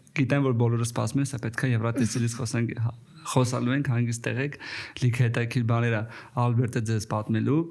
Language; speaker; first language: Armenian; native; Armenian